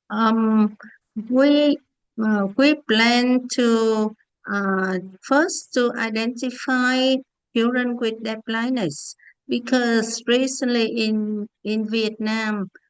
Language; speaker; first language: English; non-native, learner; Vietnamese